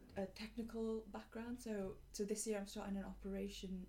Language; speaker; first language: English; native; English